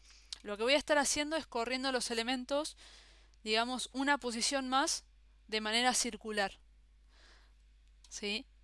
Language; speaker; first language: Spanish; native; Spanish